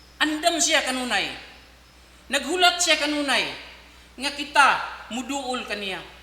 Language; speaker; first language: Cebuano; native; Cebuano